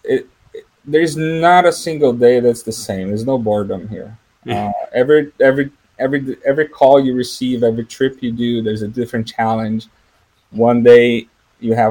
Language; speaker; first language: English; non-native, fluent; Portuguese